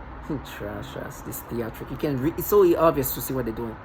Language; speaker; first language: English; non-native, fluent; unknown